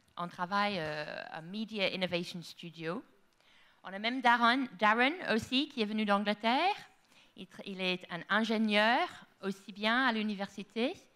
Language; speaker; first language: French; non-native, fluent; English